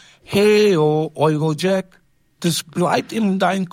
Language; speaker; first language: German; non-native, fluent; English